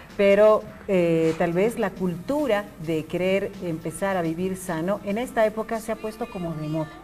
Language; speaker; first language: Spanish; native; Spanish